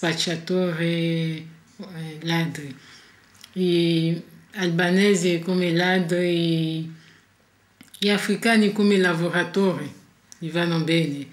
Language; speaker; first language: Italian; non-native, fluent; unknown